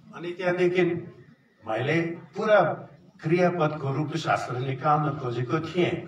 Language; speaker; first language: Nepali; non-native, fluent; Dutch